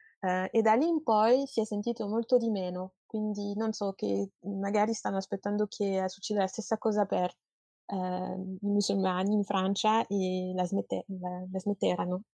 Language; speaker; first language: Italian; non-native, fluent; French